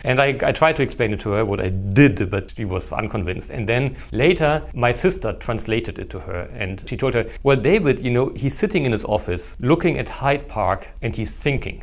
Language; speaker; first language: English; non-native, fluent; German